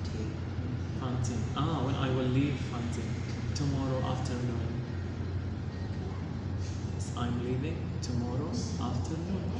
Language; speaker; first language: English; non-native, learner; Arabic